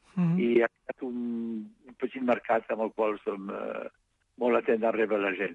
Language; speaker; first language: Catalan; non-native, fluent; French